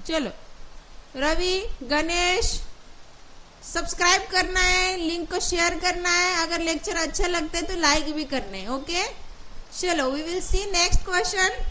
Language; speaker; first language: Hindi; non-native, local second language; Marathi